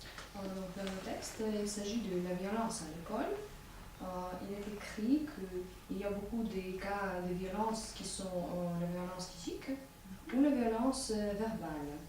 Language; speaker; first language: French; non-native, fluent; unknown